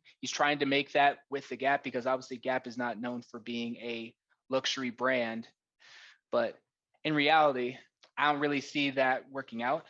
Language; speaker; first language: English; native; English